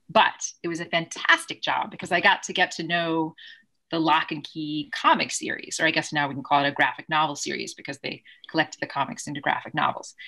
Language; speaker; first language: English; native; English